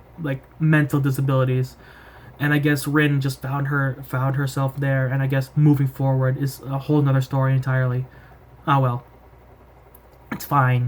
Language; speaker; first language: English; native; English